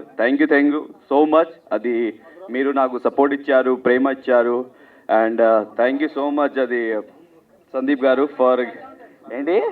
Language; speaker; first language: Telugu; non-native, learner; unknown